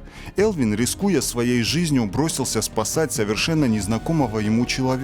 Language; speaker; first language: Russian; native; Russian